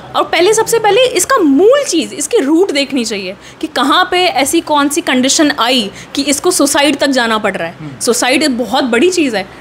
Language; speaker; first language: Hindi; native; Hindi